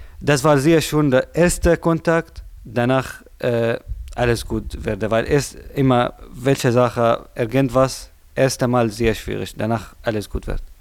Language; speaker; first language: German; non-native, learner; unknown